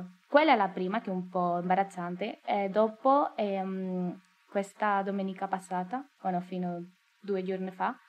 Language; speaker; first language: Italian; non-native, learner; Spanish